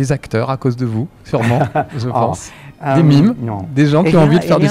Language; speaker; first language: French; native; French